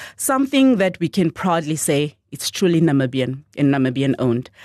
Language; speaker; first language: English; non-native, local second language; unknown